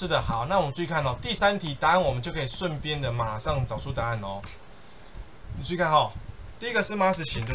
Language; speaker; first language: Chinese; native; Chinese